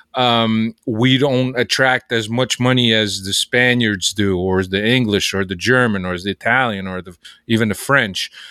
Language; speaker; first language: English; early bilingual, other home language; Portuguese